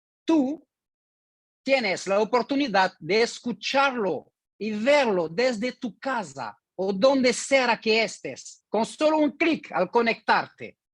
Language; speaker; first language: Spanish; non-native, learner; French